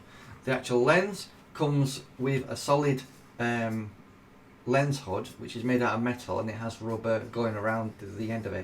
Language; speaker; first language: English; native; English